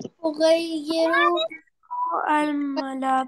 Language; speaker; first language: Arabic; non-native, learner; Urdu